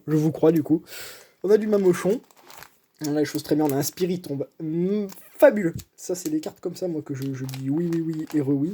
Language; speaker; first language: French; native; French